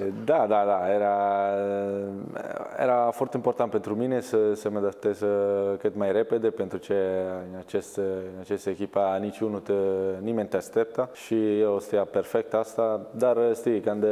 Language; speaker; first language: Romanian; non-native, learner; Italian